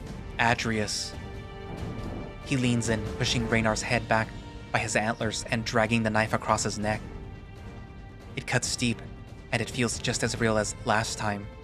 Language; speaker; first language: English; native; English